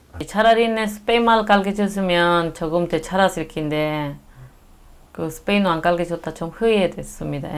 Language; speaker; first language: Korean; non-native, learner; Spanish